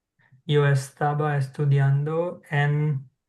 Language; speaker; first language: Spanish; non-native, learner; English